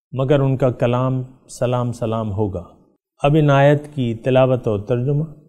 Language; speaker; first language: Urdu; native; Urdu